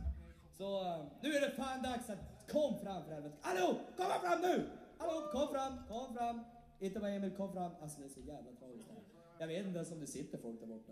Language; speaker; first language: Swedish; native; Swedish